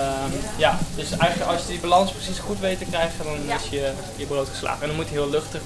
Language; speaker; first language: Dutch; native; Dutch